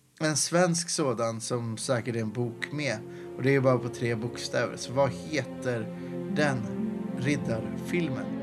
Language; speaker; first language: Swedish; native; Swedish